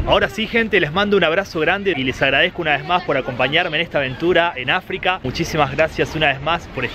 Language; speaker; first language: Spanish; native; Spanish